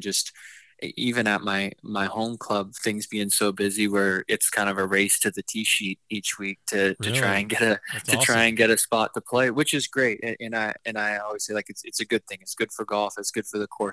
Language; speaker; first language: English; native; English